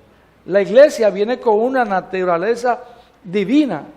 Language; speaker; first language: Spanish; native; Spanish